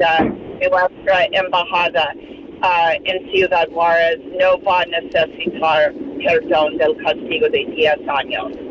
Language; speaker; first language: Spanish; non-native, learner; English